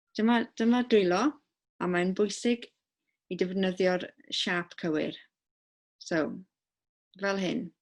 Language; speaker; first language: Welsh; non-native, local second language; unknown